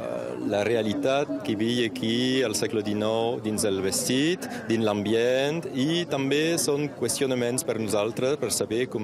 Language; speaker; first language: Catalan; non-native, local second language; French